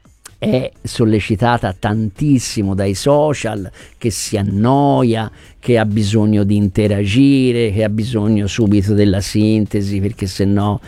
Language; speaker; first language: Italian; native; Italian